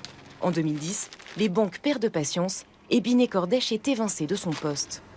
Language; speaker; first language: French; native; French